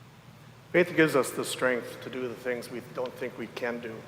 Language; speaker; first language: English; native; English